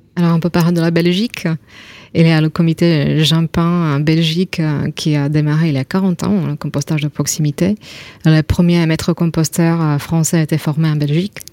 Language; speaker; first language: French; non-native, fluent; Slovak